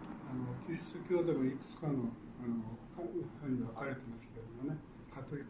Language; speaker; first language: Japanese; native; Japanese